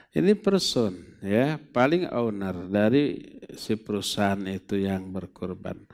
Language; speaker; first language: Indonesian; non-native, local second language; Sundanese